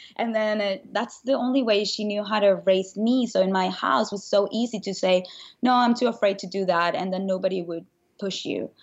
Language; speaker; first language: English; non-native, fluent; Spanish